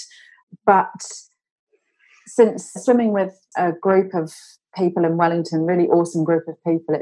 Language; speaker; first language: English; native; English